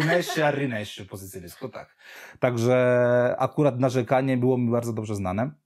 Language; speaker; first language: Polish; non-native, fluent; Italian